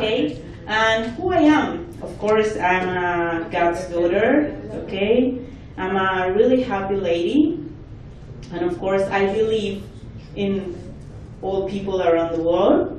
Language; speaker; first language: English; non-native, fluent; Spanish